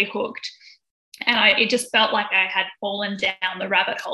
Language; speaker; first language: English; native; English